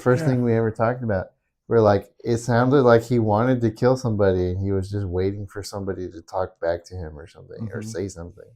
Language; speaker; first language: English; native; English